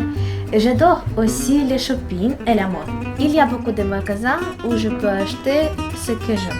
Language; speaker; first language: French; non-native, learner; Ukrainian